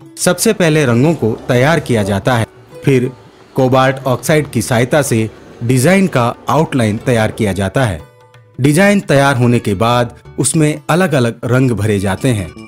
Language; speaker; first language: Hindi; native; Hindi